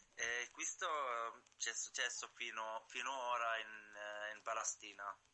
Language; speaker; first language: Italian; non-native, learner; Arabic